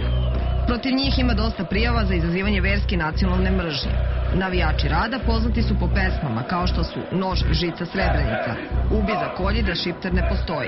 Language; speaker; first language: Serbian; native; Serbian